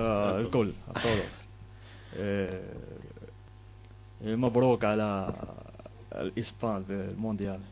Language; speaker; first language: Spanish; non-native, learner; Arabic